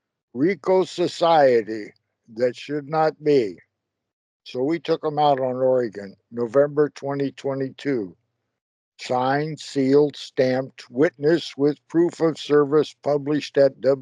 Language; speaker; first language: English; native; English